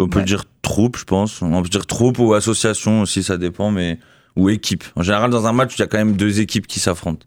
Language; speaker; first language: French; native; French